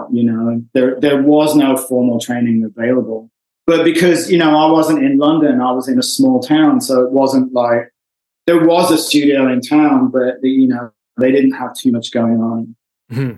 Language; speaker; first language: English; native; English